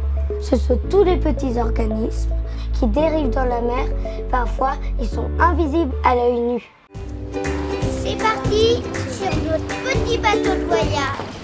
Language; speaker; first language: French; native; French